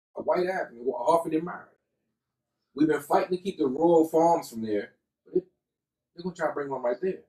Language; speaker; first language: English; native; English